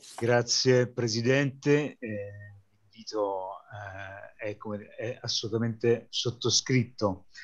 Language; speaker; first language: Italian; native; Italian